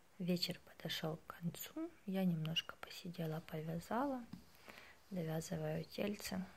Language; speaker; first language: Russian; native; Russian